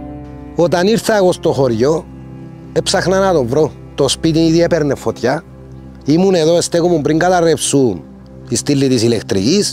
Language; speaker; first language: Greek; native; Greek